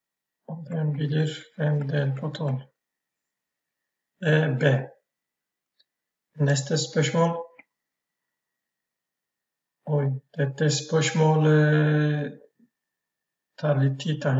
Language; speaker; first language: Norwegian; non-native, fluent; Turkish